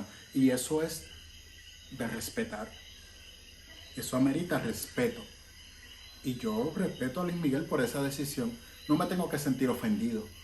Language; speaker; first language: Spanish; native; Spanish